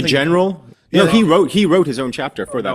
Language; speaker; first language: English; native; English